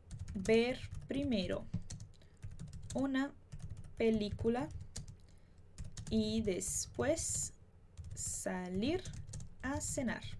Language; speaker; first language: Spanish; non-native, fluent; Portuguese